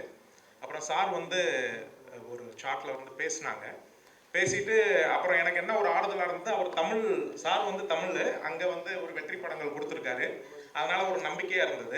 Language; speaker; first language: Tamil; native; Tamil